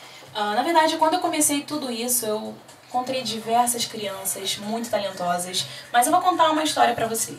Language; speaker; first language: Portuguese; native; Portuguese